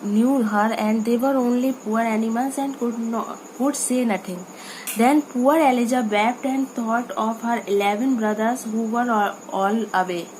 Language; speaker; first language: English; non-native, local second language; Hindi